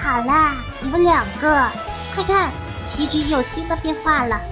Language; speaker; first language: Chinese; native; Chinese